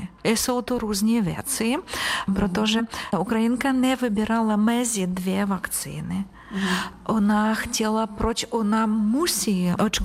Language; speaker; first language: Czech; non-native, learner; Ukrainian